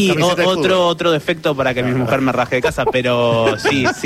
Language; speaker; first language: Spanish; native; Spanish